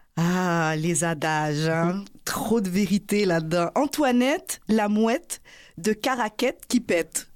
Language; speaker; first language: French; native; French